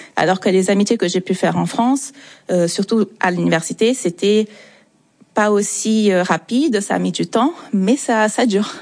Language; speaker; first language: French; non-native, local second language; Portuguese